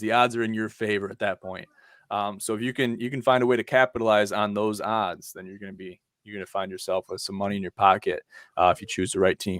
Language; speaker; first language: English; native; English